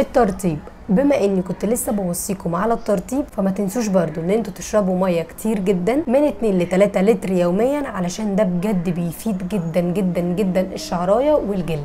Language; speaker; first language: Arabic; native; Arabic